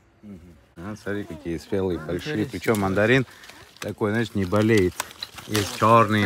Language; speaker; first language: Russian; non-native, learner; Georgian